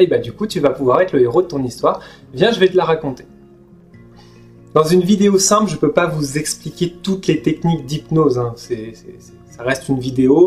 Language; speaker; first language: French; native; French